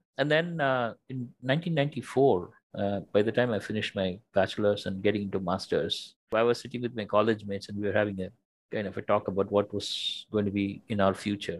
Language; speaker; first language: English; non-native, local second language; Tamil